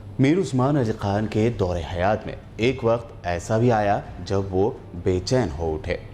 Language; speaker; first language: Urdu; native; Urdu